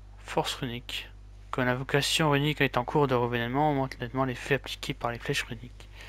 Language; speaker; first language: French; native; French